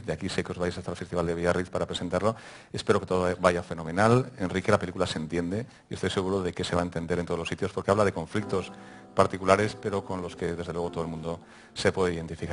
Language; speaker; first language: Spanish; native; Spanish